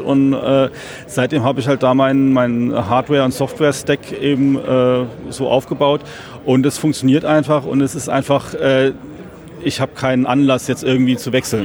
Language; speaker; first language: German; native; German